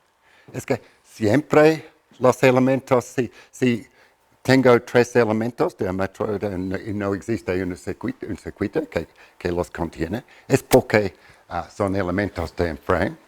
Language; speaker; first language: Spanish; non-native, fluent; English